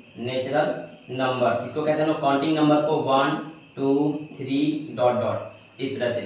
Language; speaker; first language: Hindi; native; Hindi